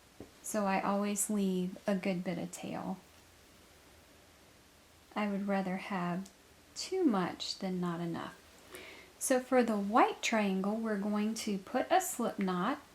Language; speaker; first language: English; native; English